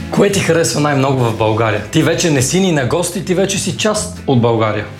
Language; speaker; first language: Bulgarian; native; Bulgarian